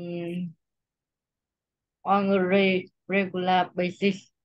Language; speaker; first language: English; non-native, learner; Vietnamese